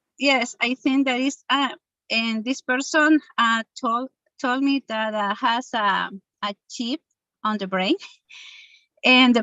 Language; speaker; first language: English; non-native, learner; Spanish